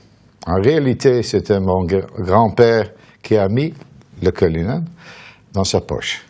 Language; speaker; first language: French; non-native, fluent; Dutch